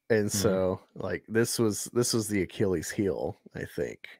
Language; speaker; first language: English; native; English